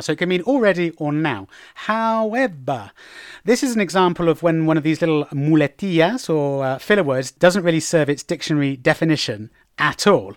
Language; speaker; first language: English; native; English